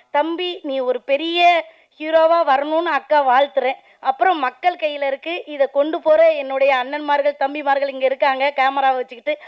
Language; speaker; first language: Tamil; native; Tamil